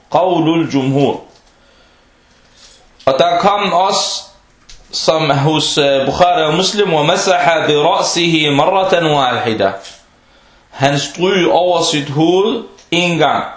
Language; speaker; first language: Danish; non-native, fluent; Arabic